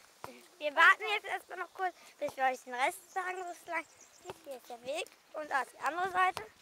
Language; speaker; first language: German; native; German